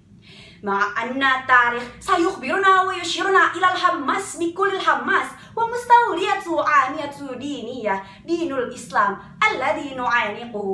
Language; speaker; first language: Arabic; non-native, learner; Indonesian